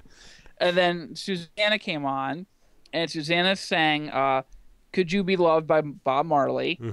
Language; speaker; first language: English; native; English